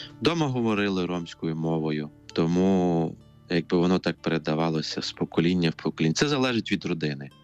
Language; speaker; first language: Ukrainian; non-native, local second language; Romany